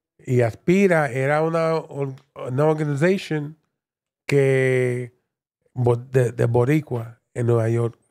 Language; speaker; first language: Spanish; early bilingual, heritage; Spanish